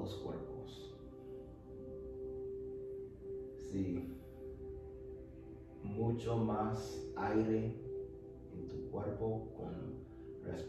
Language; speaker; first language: Spanish; non-native, learner; English